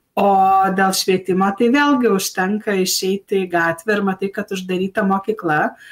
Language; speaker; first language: Lithuanian; native; Lithuanian